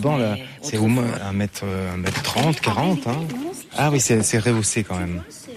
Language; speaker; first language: French; native; French